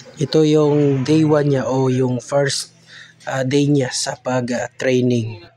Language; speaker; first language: Filipino; non-native, local second language; Cebuano